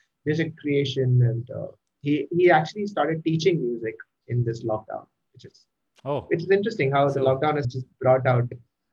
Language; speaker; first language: English; non-native, local second language; Malayalam